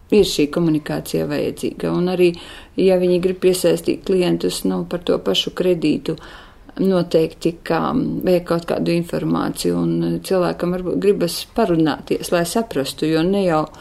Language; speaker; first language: Latvian; native; Latvian